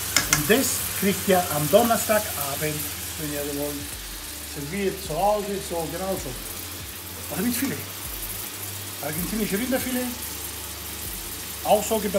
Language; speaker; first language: German; non-native, fluent; Italian